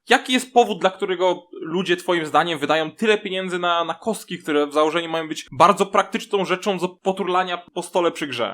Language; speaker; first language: Polish; native; Polish